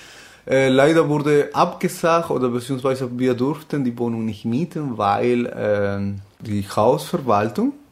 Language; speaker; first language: German; non-native, fluent; Spanish